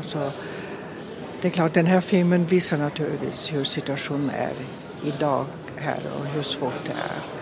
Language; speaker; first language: Swedish; non-native, fluent; German